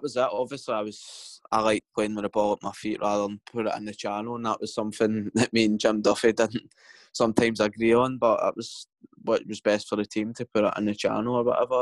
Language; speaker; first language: English; native; English